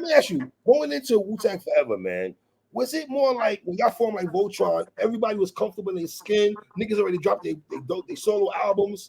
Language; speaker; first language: English; native; English